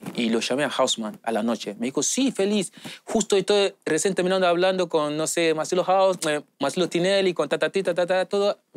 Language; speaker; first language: Spanish; non-native, learner; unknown